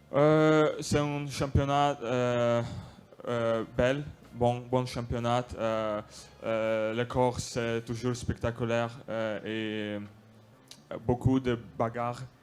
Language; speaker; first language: French; non-native, learner; Russian